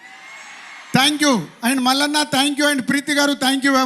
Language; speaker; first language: Telugu; native; Telugu